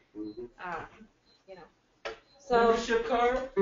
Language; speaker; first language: English; native; English